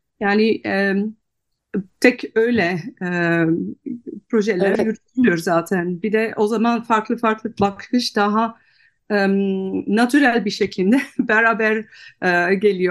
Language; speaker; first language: Turkish; non-native, fluent; Dutch